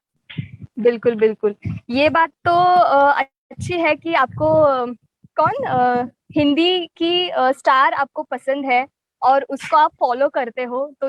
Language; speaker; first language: Hindi; non-native, local second language; Marathi